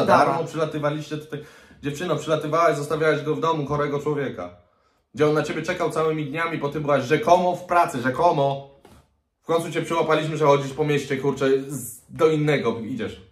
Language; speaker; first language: Polish; native; Polish